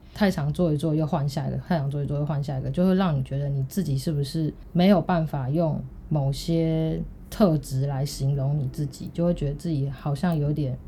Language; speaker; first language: Chinese; native; Chinese